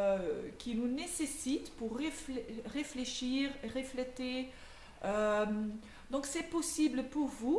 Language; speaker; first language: French; non-native, local second language; Dutch